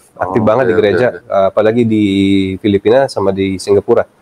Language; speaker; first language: Indonesian; early bilingual, other home language; Filipino